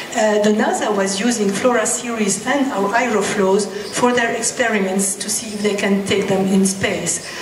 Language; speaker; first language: English; non-native, fluent; French